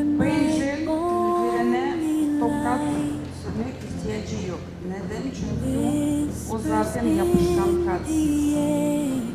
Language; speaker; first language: Turkish; non-native, learner; Russian